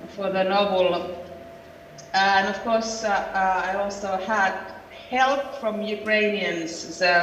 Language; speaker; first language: English; non-native, fluent; Finnish